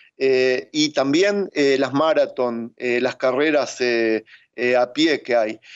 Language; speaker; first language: Spanish; native; Spanish